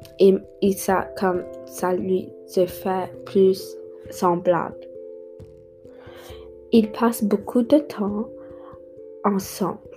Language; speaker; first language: French; non-native, learner; English